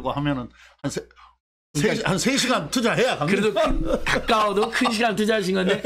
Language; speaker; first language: Korean; native; Korean